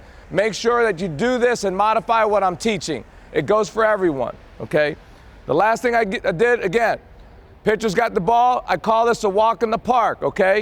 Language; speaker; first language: English; native; English